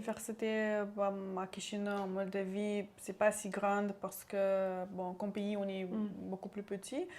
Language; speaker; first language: French; non-native, local second language; Romanian